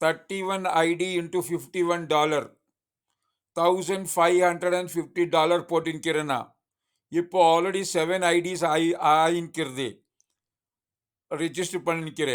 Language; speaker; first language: Tamil; non-native, learner; Kannada